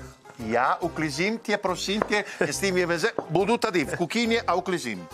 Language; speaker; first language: Czech; non-native, learner; Italian